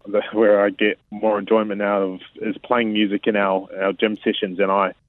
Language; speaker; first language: English; native; English